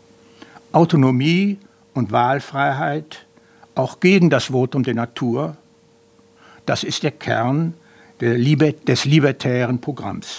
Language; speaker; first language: German; native; German